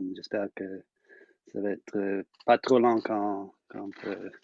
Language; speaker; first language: French; non-native, learner; English